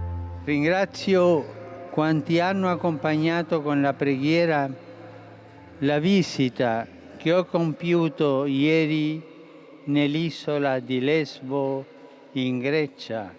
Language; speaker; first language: Italian; non-native, fluent; Spanish